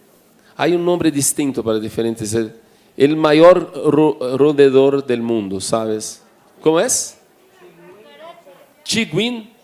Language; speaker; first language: Spanish; non-native, fluent; Portuguese